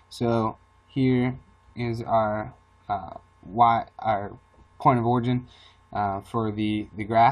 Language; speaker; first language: English; native; English